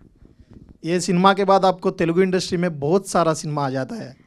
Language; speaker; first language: Hindi; non-native, local second language; Telugu